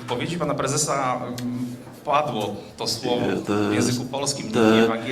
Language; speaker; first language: Polish; native; Polish